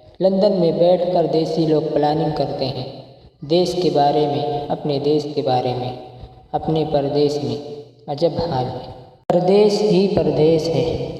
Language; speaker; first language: Urdu; non-native, local second language; Punjabi